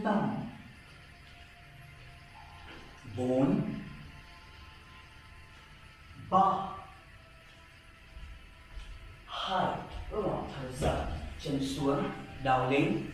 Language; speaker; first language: Vietnamese; non-native, learner; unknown